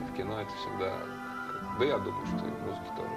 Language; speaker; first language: Russian; native; Russian